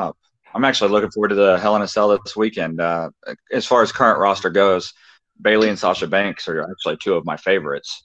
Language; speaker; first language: English; native; English